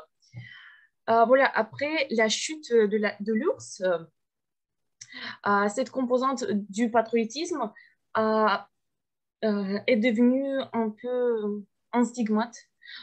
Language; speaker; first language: French; non-native, fluent; Russian